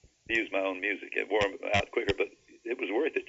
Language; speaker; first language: English; native; English